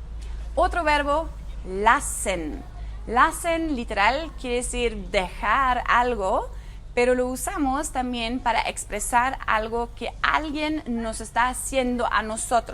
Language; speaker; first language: Spanish; non-native, fluent; German